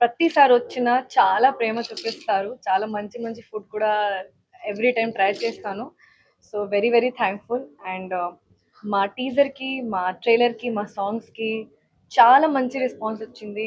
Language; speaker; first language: Telugu; non-native, fluent; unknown